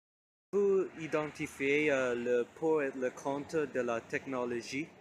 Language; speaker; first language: French; non-native, learner; English